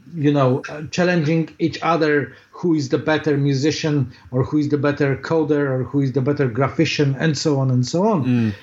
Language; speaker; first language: English; non-native, fluent; Polish